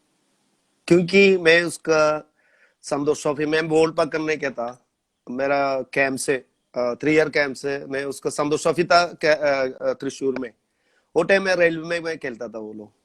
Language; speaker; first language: Hindi; non-native, local second language; Malayalam